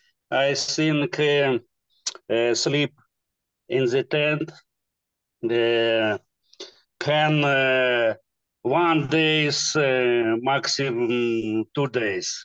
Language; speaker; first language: English; non-native, learner; Russian